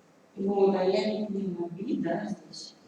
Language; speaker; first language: Russian; non-native, learner; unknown